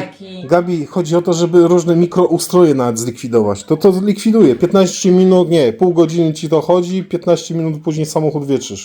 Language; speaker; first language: Polish; native; Polish